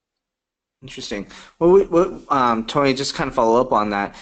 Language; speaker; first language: English; native; English